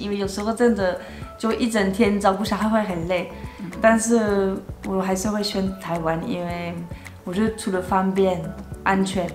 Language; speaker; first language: Chinese; non-native, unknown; French